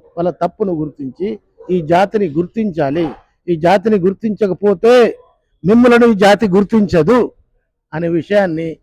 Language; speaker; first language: Telugu; non-native, local second language; Lambadi